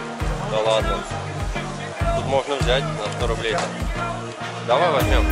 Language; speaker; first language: Russian; native; Russian